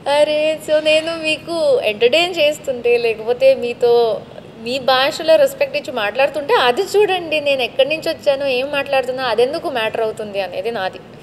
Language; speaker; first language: Telugu; non-native, local second language; Tamil